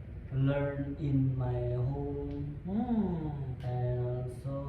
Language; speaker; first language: English; non-native, learner; Indonesian